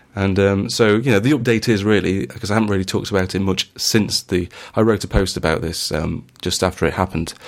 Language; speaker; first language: English; native; English